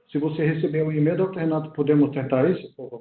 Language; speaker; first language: Portuguese; non-native, fluent; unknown